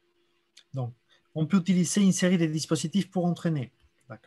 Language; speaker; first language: French; native; French